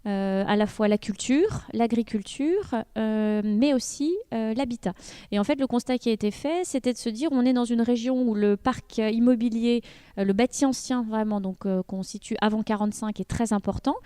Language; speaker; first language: French; native; French